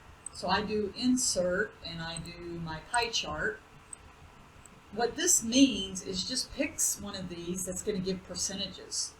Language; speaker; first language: English; native; English